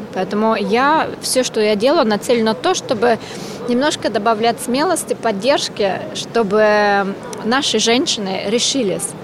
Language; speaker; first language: Russian; non-native, fluent; German